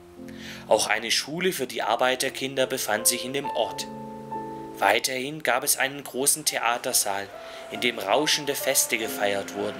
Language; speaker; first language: German; native; German